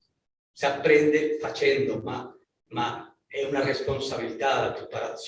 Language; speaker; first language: Italian; non-native, learner; Spanish